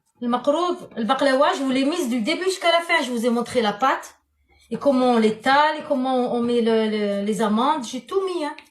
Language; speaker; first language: French; non-native, local second language; Arabic